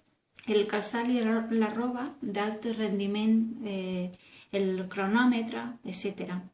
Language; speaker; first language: Catalan; non-native, learner; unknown